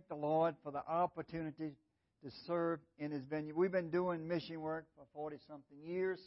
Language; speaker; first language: English; native; English